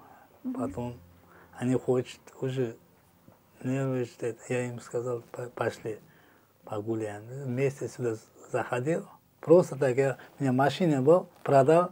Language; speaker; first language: Russian; non-native, learner; Uzbek